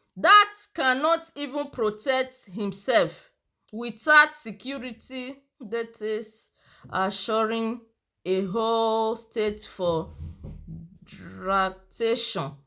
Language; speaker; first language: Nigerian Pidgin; non-native, local second language; Yoruba